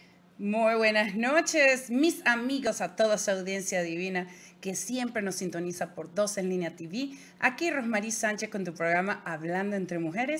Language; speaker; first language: Spanish; native; Spanish